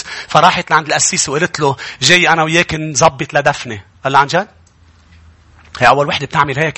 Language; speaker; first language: Arabic; native; Arabic